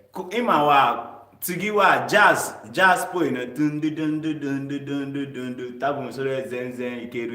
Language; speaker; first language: Japanese; non-native, learner; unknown